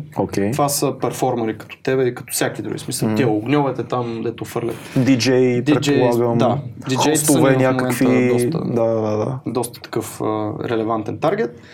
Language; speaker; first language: Bulgarian; native; Bulgarian